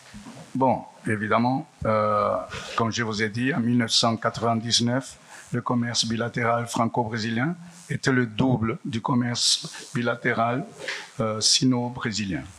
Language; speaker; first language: French; non-native, fluent; Portuguese